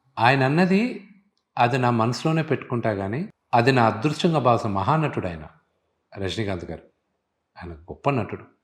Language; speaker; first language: Telugu; native; Telugu